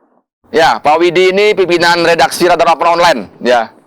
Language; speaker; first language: Indonesian; native; Indonesian